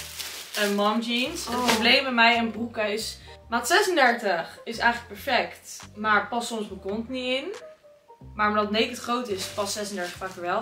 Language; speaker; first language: Dutch; native; Dutch